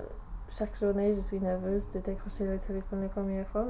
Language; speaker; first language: French; non-native, learner; English